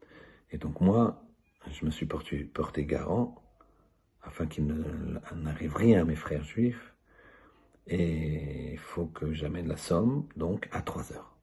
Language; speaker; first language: French; native; French